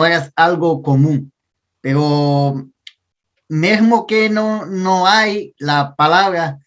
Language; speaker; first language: Spanish; non-native, learner; Portuguese